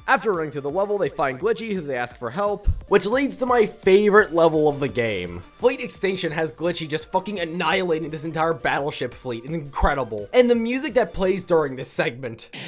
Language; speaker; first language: English; native; English